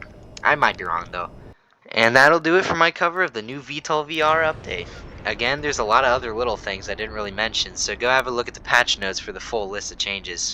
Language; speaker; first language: English; native; English